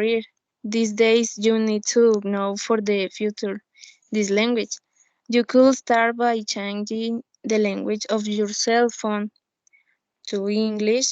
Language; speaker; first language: English; non-native, learner; Spanish